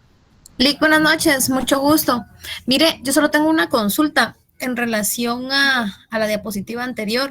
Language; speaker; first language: Spanish; native; Spanish